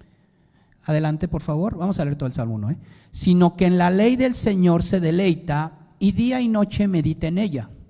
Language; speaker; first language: Spanish; native; Spanish